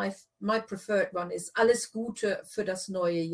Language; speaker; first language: German; non-native, fluent; English